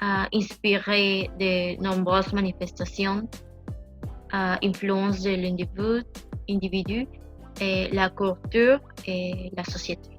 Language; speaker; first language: French; non-native, learner; Spanish